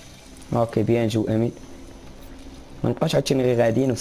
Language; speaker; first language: Arabic; native; Arabic